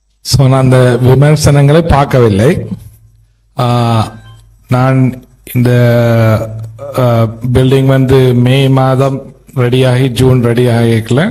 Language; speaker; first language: Tamil; native; Tamil